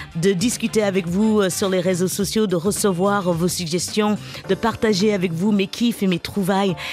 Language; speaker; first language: French; native; French